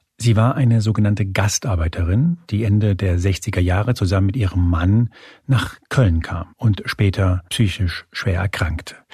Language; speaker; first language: German; early bilingual, other home language; Spanish